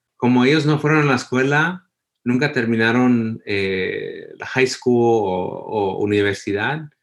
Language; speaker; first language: Spanish; early bilingual, heritage; Spanish